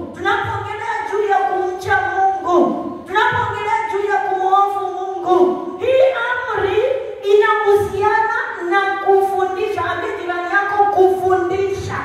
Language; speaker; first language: Swahili; non-native, local second language; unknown